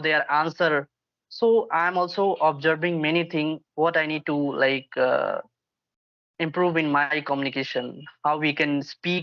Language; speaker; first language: English; non-native, local second language; Hindi